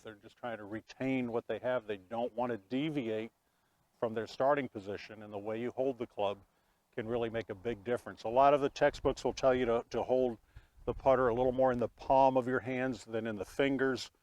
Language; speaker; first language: English; native; English